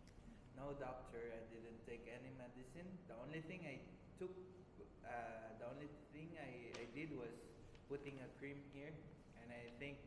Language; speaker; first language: English; non-native, fluent; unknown